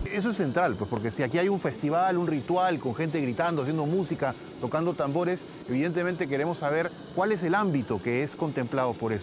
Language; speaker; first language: Spanish; native; Spanish